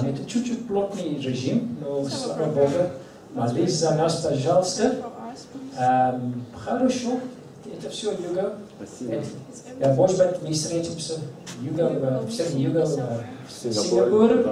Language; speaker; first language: Russian; non-native, learner; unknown